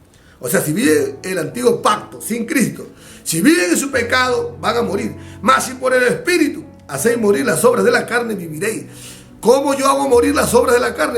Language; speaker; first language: Spanish; native; Spanish